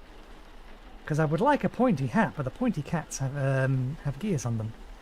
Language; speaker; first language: English; native; English